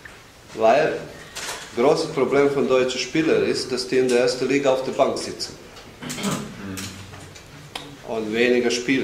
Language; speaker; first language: German; non-native, fluent; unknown